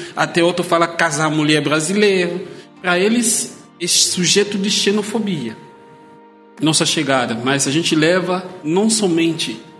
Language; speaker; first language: Portuguese; non-native, fluent; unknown